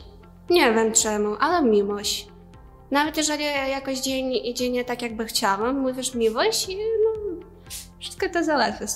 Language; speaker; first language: Polish; non-native, learner; Ukrainian